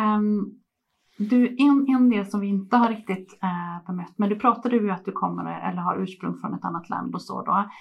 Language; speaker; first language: Swedish; native; Swedish